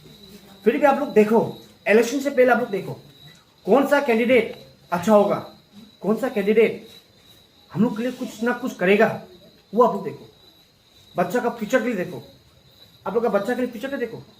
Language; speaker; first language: Hindi; non-native, local second language; Garo